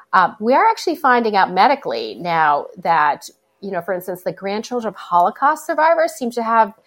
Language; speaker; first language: English; native; English